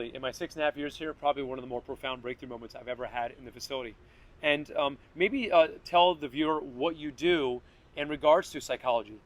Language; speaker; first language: English; native; English